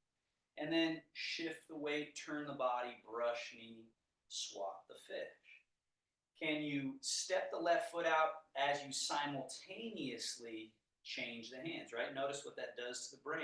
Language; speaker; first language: English; native; English